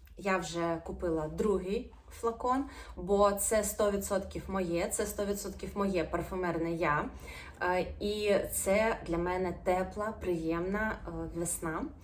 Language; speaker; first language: Ukrainian; non-native, local second language; Russian